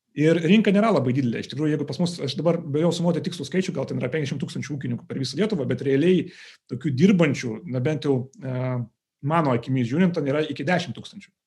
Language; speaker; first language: Lithuanian; non-native, local second language; Russian